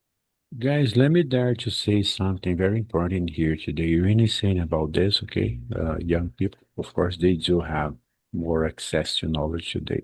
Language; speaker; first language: English; non-native, fluent; Portuguese